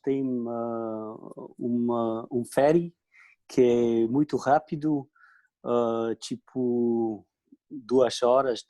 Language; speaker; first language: Portuguese; non-native, fluent; Slovenian